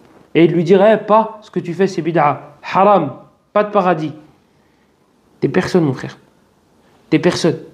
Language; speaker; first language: French; native; French